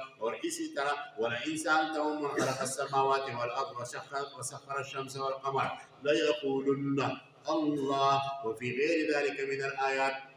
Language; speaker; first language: Urdu; non-native, local second language; Pashto